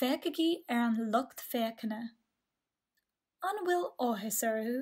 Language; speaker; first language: Irish; non-native, local second language; English